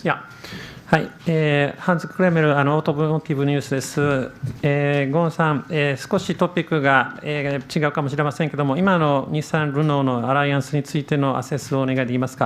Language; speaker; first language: Japanese; non-native, fluent; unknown